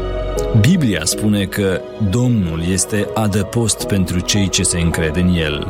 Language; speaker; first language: Romanian; native; Romanian